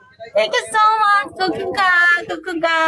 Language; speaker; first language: English; non-native, learner; Korean